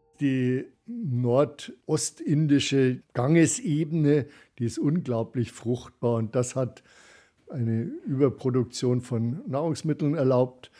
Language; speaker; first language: German; native; German